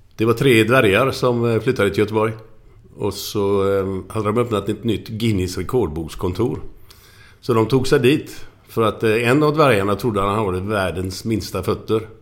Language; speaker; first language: Swedish; native; Swedish